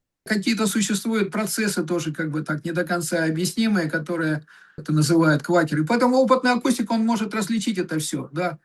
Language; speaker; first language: Russian; native; Russian